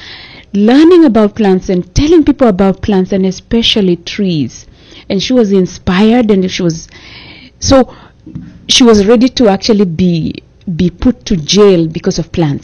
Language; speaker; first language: English; non-native, local second language; Kikuyu